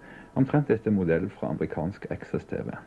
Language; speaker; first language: Norwegian; native; Norwegian